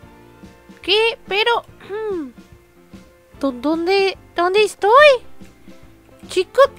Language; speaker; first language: Spanish; native; Spanish